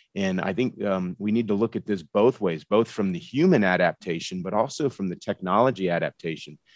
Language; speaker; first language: English; native; English